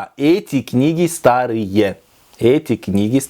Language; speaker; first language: Russian; non-native, local second language; Kyrgyz